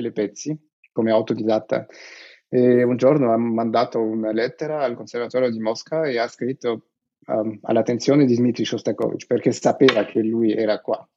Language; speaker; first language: Italian; non-native, fluent; Russian